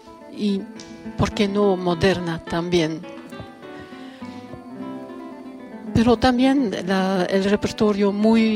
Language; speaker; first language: Spanish; non-native, fluent; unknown